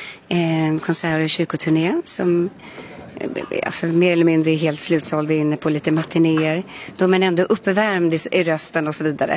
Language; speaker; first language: Swedish; native; Swedish